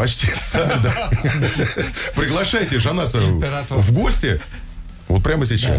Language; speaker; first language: Russian; native; Russian